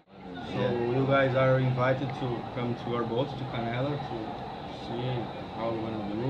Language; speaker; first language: English; non-native, learner; Portuguese